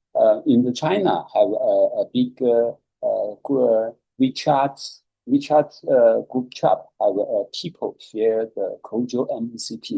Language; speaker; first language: English; non-native, learner; Chinese